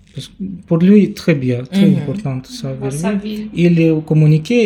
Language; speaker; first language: French; non-native, learner; Romanian